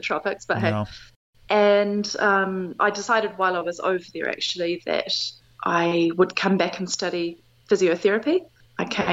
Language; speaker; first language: English; native; English